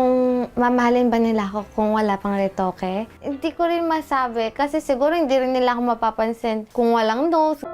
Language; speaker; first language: Filipino; non-native, local second language; Cebuano